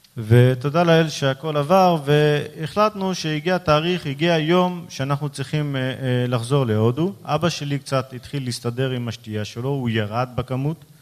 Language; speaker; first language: Hebrew; early bilingual, other home language; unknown